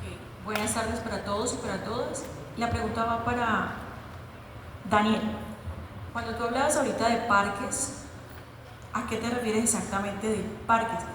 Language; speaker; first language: Spanish; native; Spanish